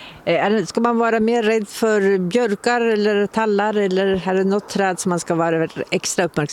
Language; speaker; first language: Swedish; native; Swedish